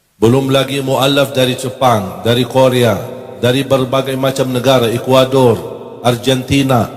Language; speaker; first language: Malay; non-native, fluent; Arabic